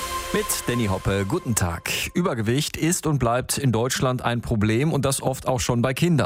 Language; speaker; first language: German; native; German